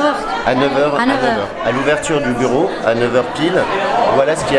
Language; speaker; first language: French; native; French